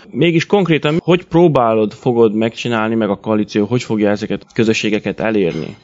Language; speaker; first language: Hungarian; native; Hungarian